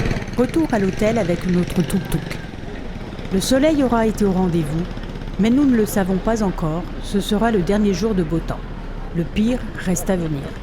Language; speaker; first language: French; native; French